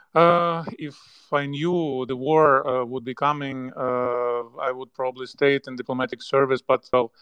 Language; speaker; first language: English; non-native, fluent; Ukrainian